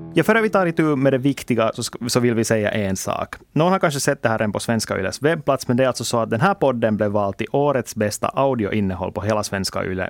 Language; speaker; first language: Swedish; native; Swedish